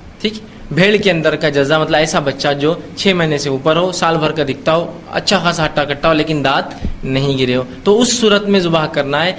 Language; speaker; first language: Urdu; native; Urdu